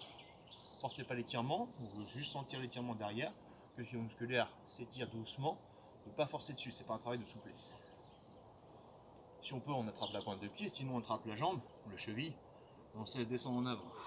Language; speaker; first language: French; native; French